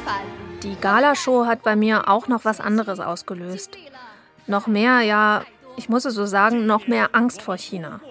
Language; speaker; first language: German; native; German